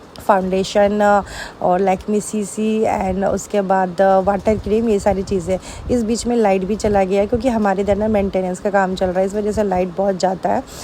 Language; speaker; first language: Hindi; native; Hindi